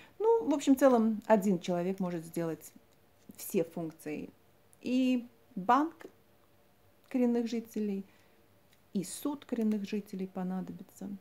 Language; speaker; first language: Russian; non-native, local second language; Latvian